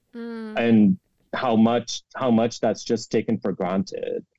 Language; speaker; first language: English; non-native, local second language; Urdu